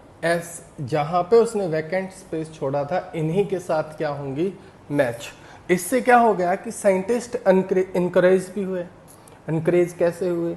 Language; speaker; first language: Hindi; native; Hindi